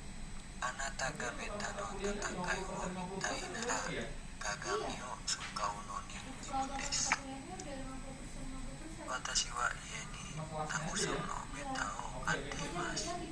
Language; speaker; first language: Japanese; non-native, learner; Indonesian